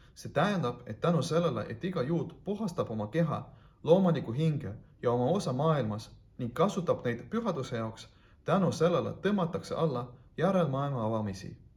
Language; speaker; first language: Estonian; non-native, local second language; Russian